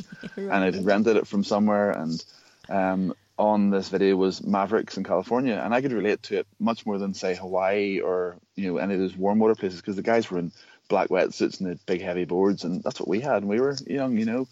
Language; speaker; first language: English; native; English